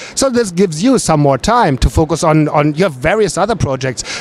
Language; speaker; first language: English; non-native, fluent; German